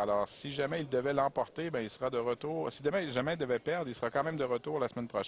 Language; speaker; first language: French; native; French